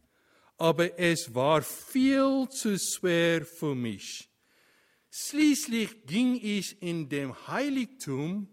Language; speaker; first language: German; non-native, fluent; Afrikaans